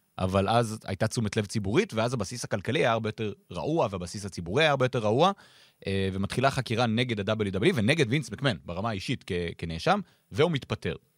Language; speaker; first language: Hebrew; native; Hebrew